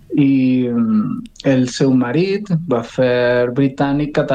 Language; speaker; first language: Catalan; non-native, learner; Spanish